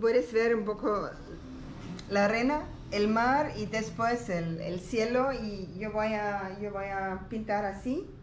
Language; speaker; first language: Spanish; non-native, learner; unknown